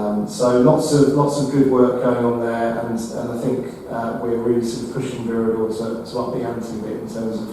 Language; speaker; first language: English; native; English